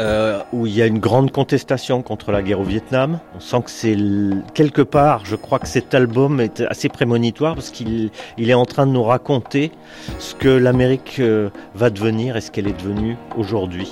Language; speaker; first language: French; native; French